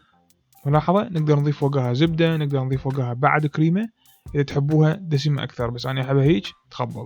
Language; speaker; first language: Arabic; native; Arabic